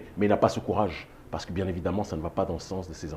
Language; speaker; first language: French; native; French